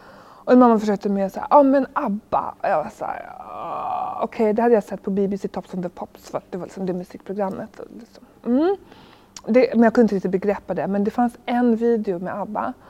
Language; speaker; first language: Swedish; early bilingual, other home language; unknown